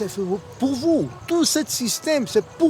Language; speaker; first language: French; non-native, learner; Hebrew